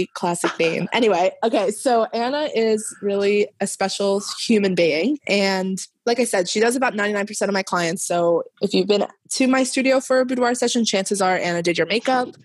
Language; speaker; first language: English; early bilingual, other home language; Spanish